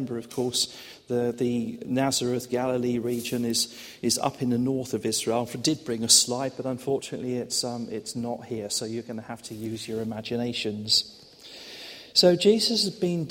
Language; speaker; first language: English; native; English